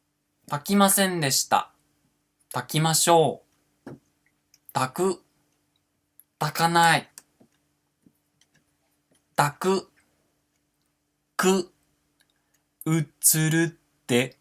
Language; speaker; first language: Japanese; non-native, fluent; Portuguese